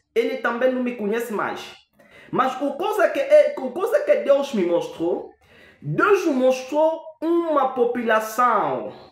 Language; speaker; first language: Portuguese; non-native, learner; French